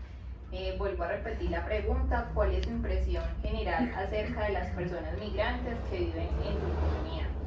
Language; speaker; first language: Spanish; native; Spanish